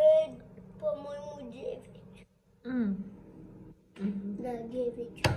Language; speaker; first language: Russian; early bilingual, heritage; Russian